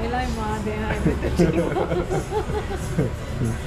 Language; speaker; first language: English; non-native, learner; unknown